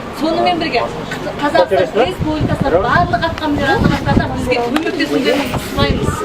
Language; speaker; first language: Kazakh; early bilingual, heritage; Kazakh